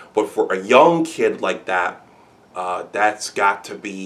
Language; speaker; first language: English; native; English